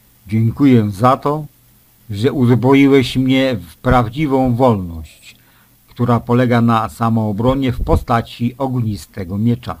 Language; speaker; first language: Polish; native; Polish